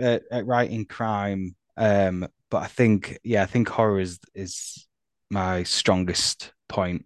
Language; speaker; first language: English; native; English